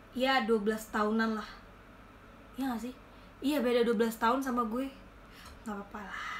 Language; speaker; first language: Indonesian; native; Indonesian